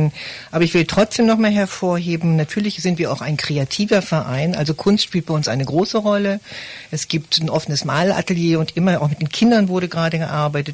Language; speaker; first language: German; native; German